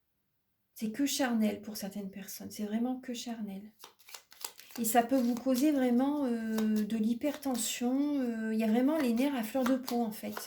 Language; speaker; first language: French; native; French